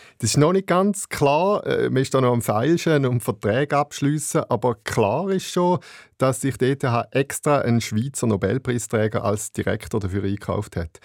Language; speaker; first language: German; native; German